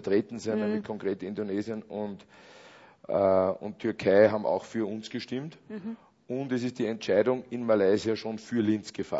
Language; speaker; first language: German; native; German